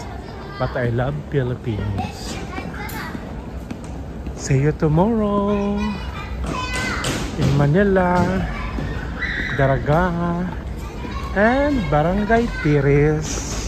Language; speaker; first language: English; non-native, local second language; Filipino